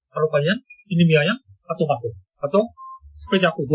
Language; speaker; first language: Indonesian; non-native, fluent; English